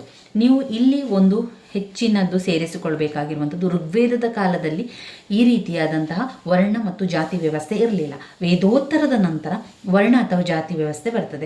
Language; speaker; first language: Kannada; native; Kannada